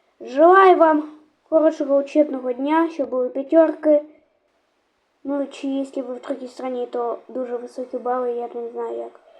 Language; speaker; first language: Ukrainian; non-native, local second language; Russian